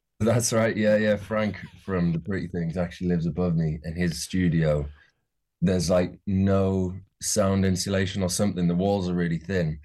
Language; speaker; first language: English; native; English